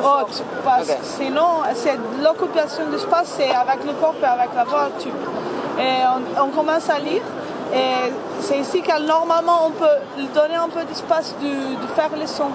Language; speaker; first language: French; non-native, fluent; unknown